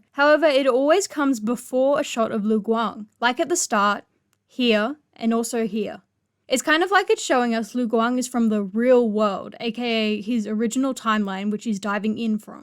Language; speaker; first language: English; native; English